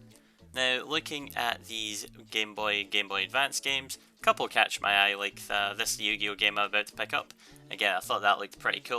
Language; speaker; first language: English; native; English